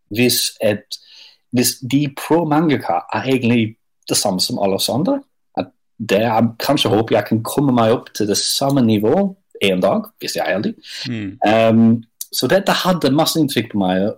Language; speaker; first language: Norwegian; non-native, fluent; English